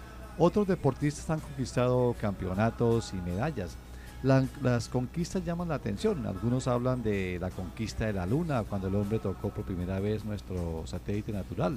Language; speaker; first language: Spanish; native; Spanish